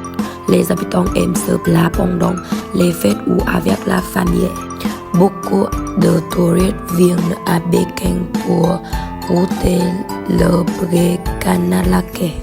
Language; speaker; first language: French; non-native, learner; Vietnamese